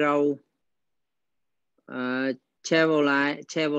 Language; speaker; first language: English; non-native, learner; Vietnamese